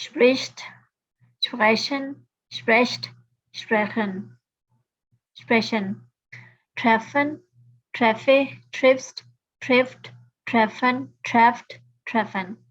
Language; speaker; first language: German; non-native, learner; Urdu